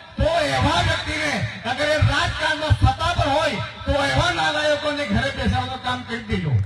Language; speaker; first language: Gujarati; non-native, local second language; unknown